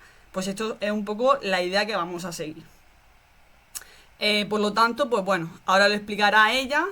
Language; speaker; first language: Spanish; native; Spanish